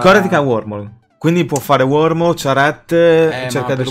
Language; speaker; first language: Italian; native; Italian